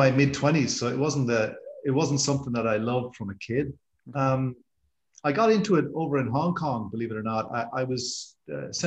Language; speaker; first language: English; native; English